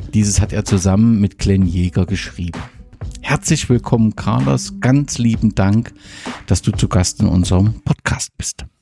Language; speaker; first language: German; native; German